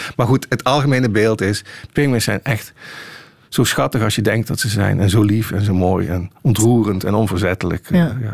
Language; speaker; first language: Dutch; native; Dutch